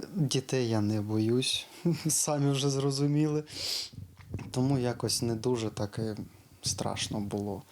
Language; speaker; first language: Ukrainian; native; Ukrainian